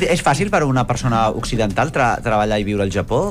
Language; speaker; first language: Catalan; native; Catalan